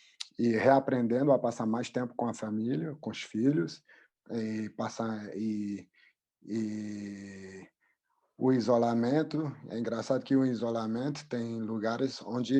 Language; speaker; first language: Portuguese; non-native, fluent; French